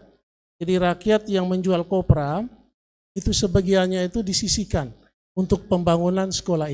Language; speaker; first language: Indonesian; native; Indonesian